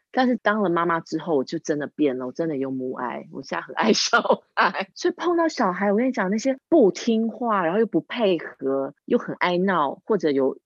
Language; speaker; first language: Chinese; non-native, local second language; English